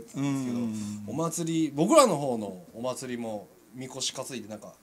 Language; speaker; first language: Japanese; native; Japanese